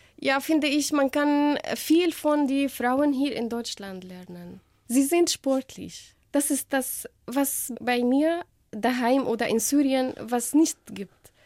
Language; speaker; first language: German; non-native, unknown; Arabic